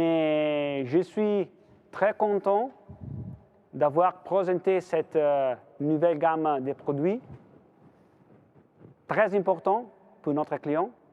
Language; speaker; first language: French; non-native, fluent; Italian